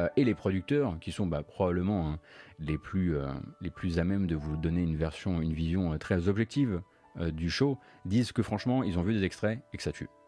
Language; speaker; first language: French; native; French